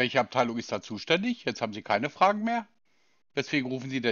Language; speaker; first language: German; native; German